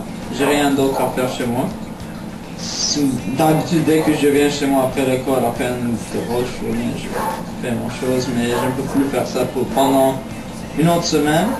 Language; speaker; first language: French; non-native, local second language; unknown